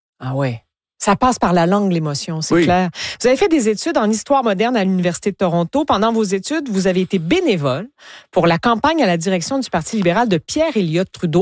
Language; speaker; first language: French; native; French